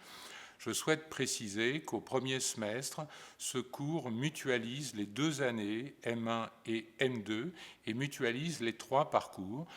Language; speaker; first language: French; native; French